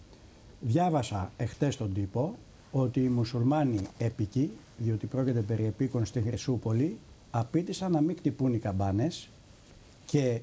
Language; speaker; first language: Greek; native; Greek